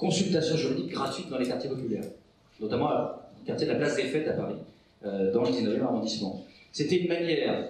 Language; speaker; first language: French; native; French